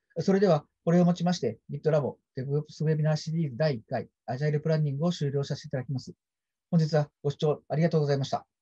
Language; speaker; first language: Japanese; native; Japanese